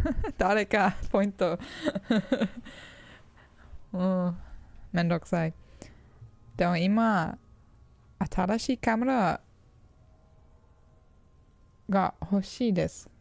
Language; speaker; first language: Japanese; non-native, learner; English